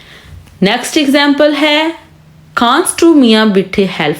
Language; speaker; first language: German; non-native, fluent; Urdu